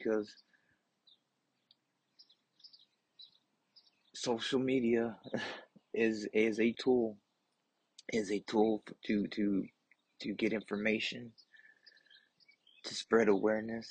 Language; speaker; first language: English; native; English